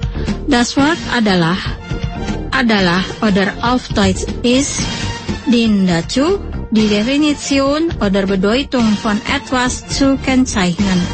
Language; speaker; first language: German; non-native, fluent; Indonesian